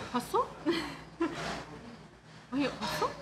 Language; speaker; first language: Korean; non-native, fluent; Russian